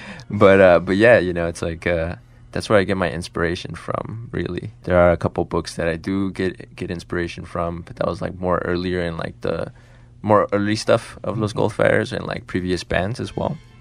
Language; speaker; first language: English; early bilingual, other home language; Spanish